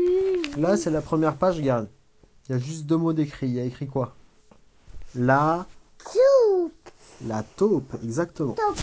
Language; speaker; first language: French; native; French